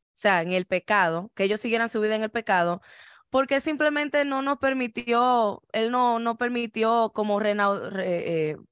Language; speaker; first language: Spanish; native; Spanish